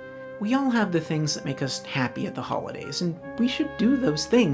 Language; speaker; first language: English; native; English